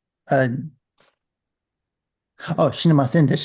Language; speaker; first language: Japanese; non-native, learner; English